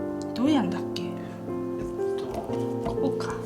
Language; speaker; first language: Japanese; native; Japanese